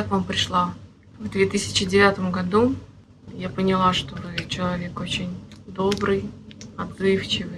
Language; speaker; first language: Russian; native; Russian